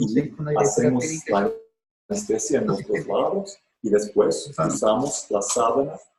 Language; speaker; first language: Spanish; non-native, fluent; English